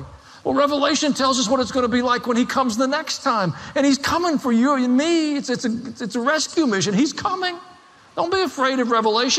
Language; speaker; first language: English; native; English